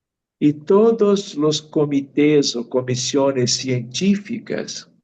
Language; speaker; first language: Spanish; non-native, fluent; Portuguese